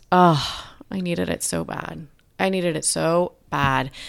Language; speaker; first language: English; native; English